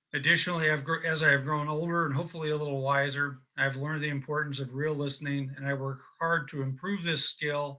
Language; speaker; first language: English; native; English